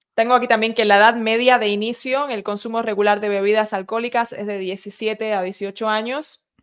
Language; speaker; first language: Spanish; early bilingual, heritage; Spanish